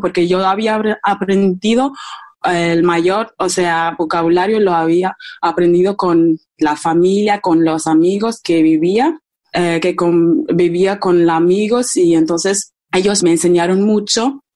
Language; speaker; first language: Spanish; non-native, fluent; German